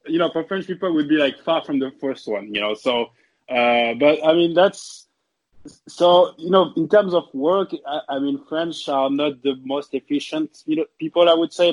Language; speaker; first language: English; non-native, fluent; French